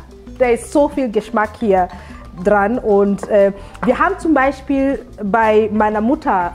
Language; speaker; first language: German; non-native, fluent; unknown